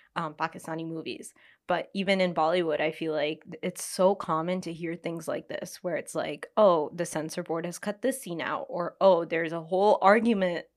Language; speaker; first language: English; early bilingual, other home language; Hindi